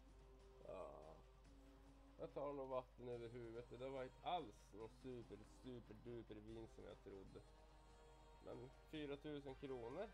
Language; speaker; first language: Swedish; native; Swedish